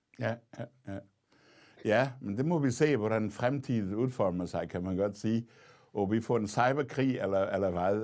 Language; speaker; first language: Danish; non-native, fluent; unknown